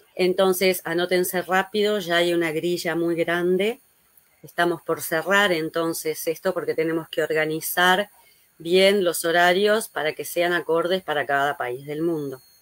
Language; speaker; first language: Spanish; native; Spanish